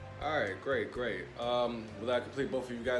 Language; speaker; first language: English; native; English